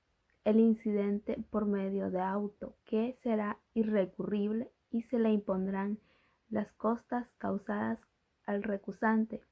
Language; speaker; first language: Spanish; native; Spanish